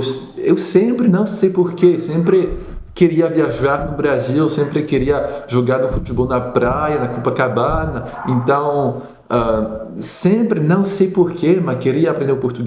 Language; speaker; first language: Portuguese; non-native, fluent; French